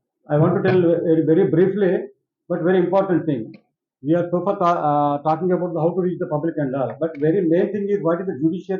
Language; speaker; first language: English; non-native, local second language; Telugu